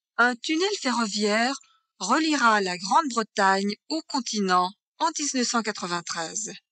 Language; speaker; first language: French; native; French